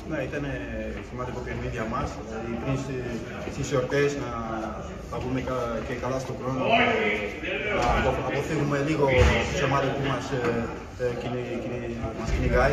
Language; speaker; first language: Greek; non-native, learner; Portuguese